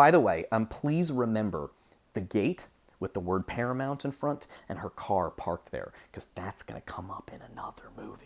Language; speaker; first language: English; native; English